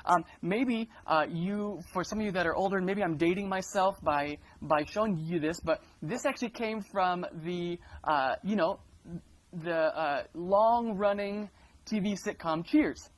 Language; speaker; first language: English; native; English